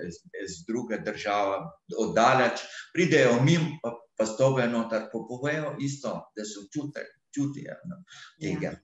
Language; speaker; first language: Slovenian; non-native, fluent; Arabic